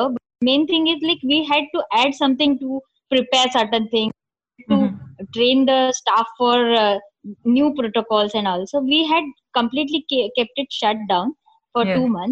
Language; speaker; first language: English; non-native, local second language; Marathi